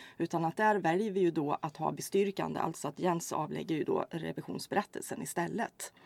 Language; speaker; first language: Swedish; native; Swedish